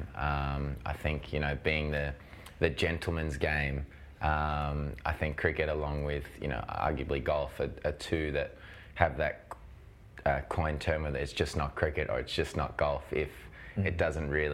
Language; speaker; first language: English; native; English